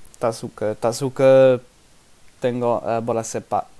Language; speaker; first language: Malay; non-native, learner; English